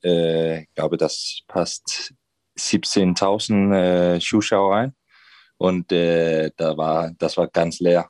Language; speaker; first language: German; non-native, fluent; Danish